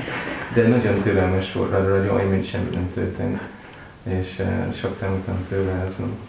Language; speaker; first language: Hungarian; non-native, learner; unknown